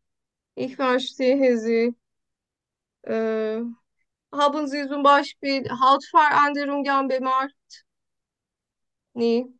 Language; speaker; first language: German; non-native, learner; Turkish